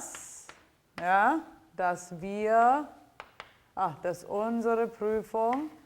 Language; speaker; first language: German; non-native, fluent; English